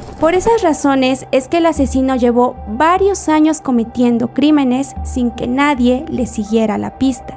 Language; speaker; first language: Spanish; native; Spanish